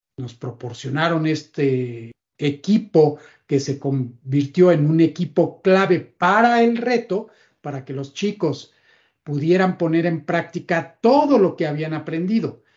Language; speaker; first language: Spanish; native; Spanish